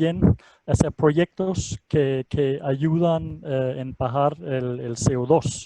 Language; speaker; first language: Spanish; non-native, fluent; Danish